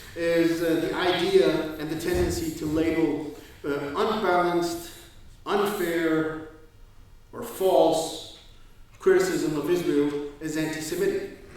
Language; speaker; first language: English; non-native, fluent; Danish